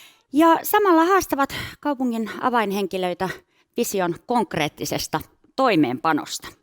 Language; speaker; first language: Finnish; native; Finnish